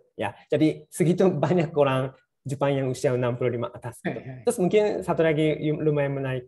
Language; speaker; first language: Indonesian; non-native, fluent; Japanese